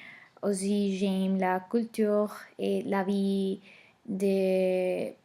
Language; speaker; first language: French; non-native, learner; Spanish